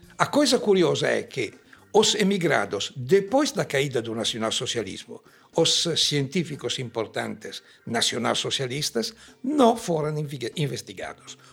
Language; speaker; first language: Portuguese; non-native, fluent; Italian